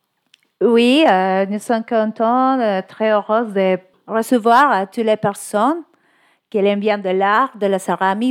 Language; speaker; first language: French; non-native, learner; Spanish